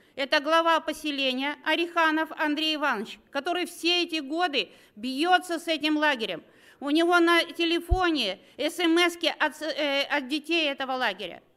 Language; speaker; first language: Russian; native; Russian